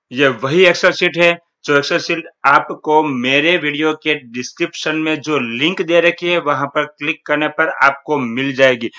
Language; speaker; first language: Hindi; non-native, local second language; Gujarati